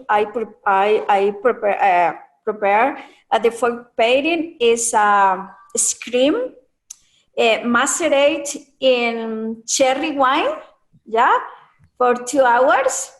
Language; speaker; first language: English; non-native, learner; Spanish